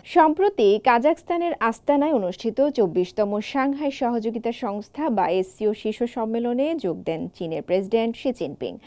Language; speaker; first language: Bangla; native; Bangla